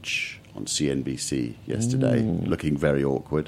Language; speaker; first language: English; native; English